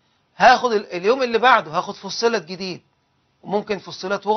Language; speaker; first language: Arabic; native; Arabic